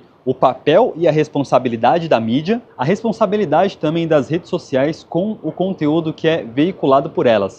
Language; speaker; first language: Portuguese; native; Portuguese